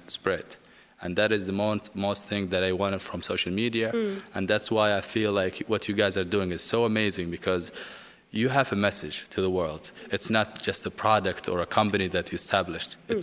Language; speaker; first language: English; non-native, fluent; Arabic